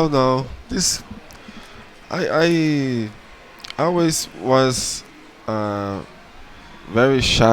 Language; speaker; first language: English; non-native, learner; Portuguese